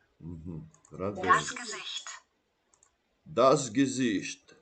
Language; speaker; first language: German; non-native, learner; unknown